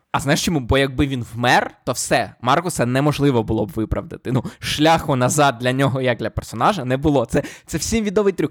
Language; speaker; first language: Ukrainian; native; Ukrainian